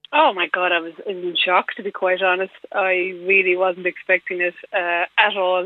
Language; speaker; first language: English; native; English